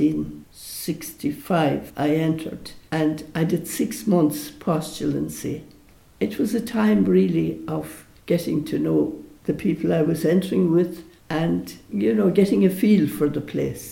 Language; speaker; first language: English; native; English